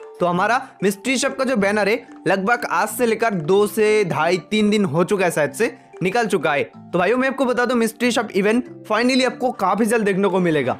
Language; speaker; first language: Hindi; non-native, local second language; Bangla